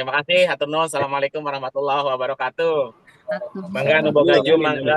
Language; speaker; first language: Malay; non-native, local second language; Sundanese